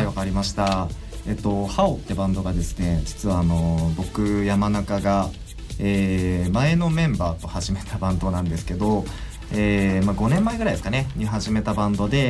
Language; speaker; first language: Japanese; native; Japanese